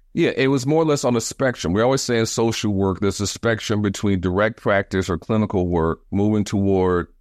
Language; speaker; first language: English; native; English